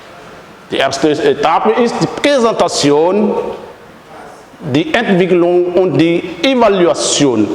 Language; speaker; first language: German; non-native, fluent; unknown